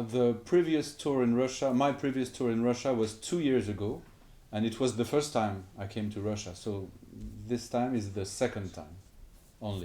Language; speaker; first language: English; non-native, fluent; French